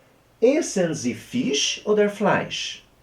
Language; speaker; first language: German; non-native, fluent; Portuguese